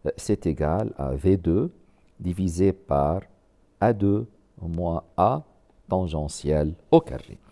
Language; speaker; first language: French; non-native, local second language; Arabic